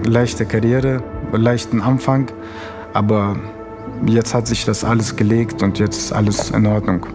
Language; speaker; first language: German; early bilingual, other home language; Russian